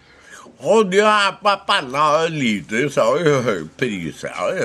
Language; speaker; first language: Swedish; native; Swedish